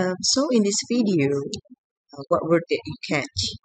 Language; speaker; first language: English; non-native, fluent; Indonesian